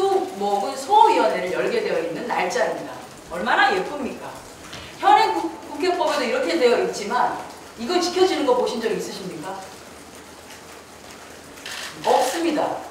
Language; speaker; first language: Korean; native; Korean